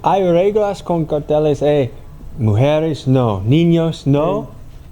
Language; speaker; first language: Spanish; non-native, learner; English